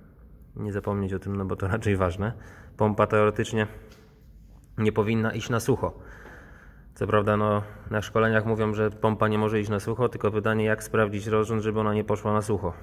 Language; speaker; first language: Polish; native; Polish